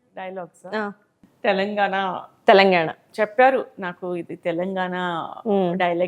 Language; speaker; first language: Telugu; non-native, learner; Hindi